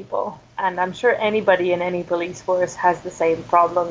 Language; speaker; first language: English; native; English